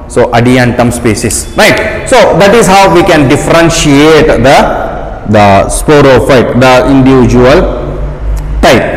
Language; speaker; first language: English; non-native, local second language; Kannada